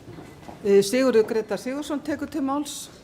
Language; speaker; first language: Icelandic; native; Icelandic